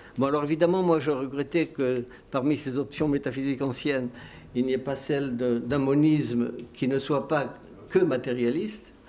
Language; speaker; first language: French; native; French